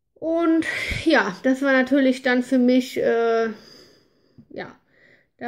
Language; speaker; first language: German; native; German